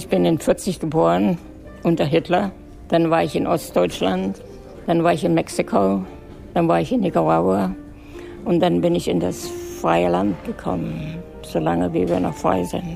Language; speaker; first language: German; native; German